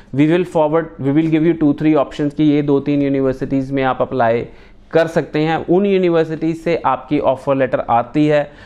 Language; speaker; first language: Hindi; non-native, local second language; Punjabi